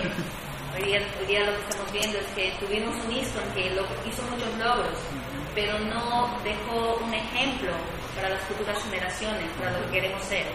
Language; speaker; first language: Spanish; native; Spanish